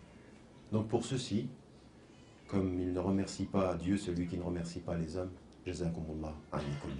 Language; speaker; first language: French; native; French